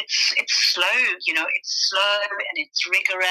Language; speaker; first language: English; non-native, fluent; German